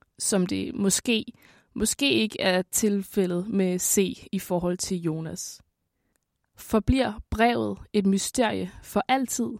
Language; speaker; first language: Danish; native; Danish